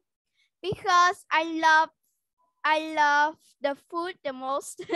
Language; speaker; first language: English; non-native, learner; Vietnamese